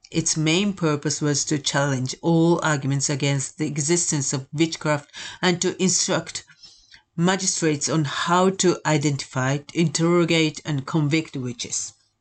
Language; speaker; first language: English; non-native, fluent; Japanese